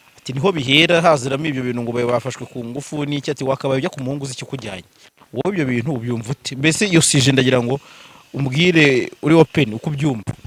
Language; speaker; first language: Kinyarwanda; native; Kinyarwanda